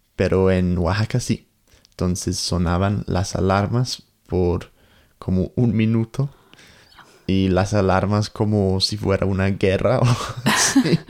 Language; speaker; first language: Spanish; non-native, learner; English